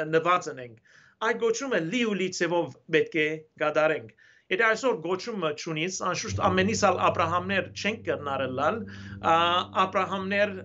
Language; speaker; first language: Armenian; early bilingual, heritage; Armenian